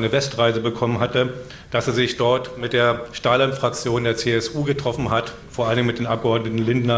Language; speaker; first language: German; native; German